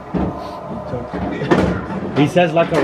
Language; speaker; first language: English; non-native, fluent; Turkish